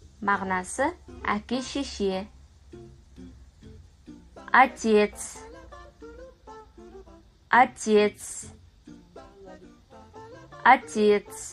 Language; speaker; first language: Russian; non-native, fluent; Kazakh